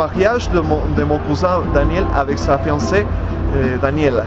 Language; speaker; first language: French; non-native, learner; Spanish